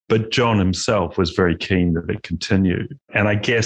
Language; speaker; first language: English; native; English